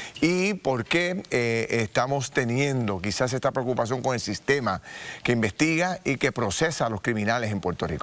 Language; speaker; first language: Spanish; native; Spanish